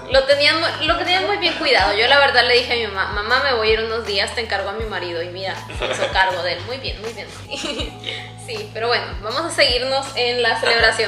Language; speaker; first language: Spanish; native; Spanish